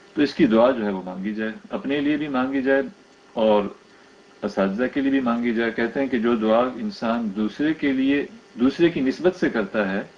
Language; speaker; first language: Urdu; native; Urdu